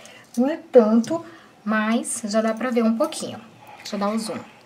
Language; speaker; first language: Portuguese; native; Portuguese